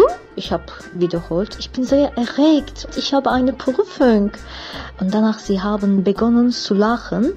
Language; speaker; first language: German; non-native, learner; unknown